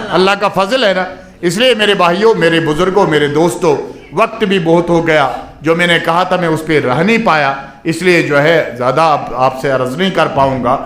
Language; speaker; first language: Urdu; non-native, local second language; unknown